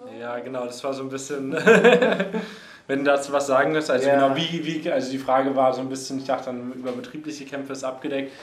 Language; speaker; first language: German; native; German